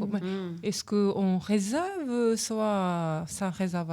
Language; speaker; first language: French; non-native, learner; Japanese